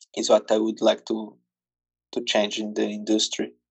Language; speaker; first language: English; non-native, fluent; Portuguese